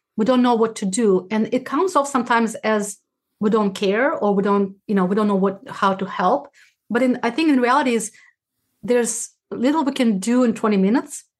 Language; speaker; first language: English; non-native, fluent; Uzbek